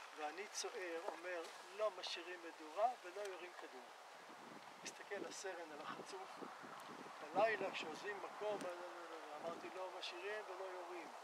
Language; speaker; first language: Hebrew; native; Hebrew